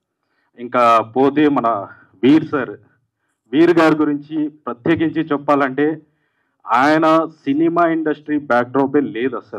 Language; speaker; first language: Telugu; native; Telugu